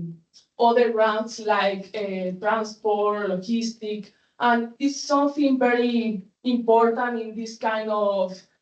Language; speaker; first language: English; non-native, fluent; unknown